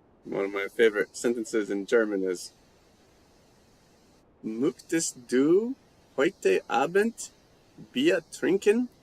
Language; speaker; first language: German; non-native, learner; English